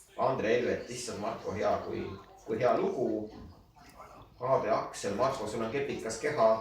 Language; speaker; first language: Estonian; native; Estonian